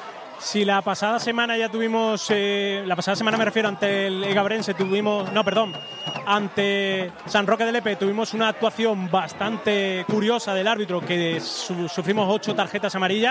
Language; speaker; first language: Spanish; native; Spanish